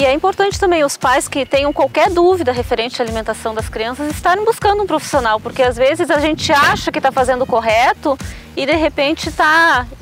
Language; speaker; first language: Portuguese; native; Portuguese